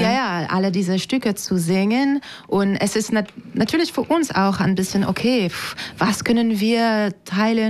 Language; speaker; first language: German; non-native, fluent; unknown